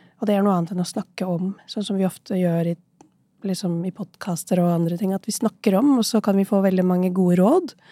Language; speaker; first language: Norwegian; early bilingual, other home language; Urdu